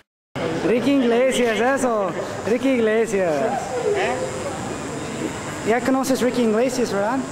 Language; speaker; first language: Spanish; non-native, learner; English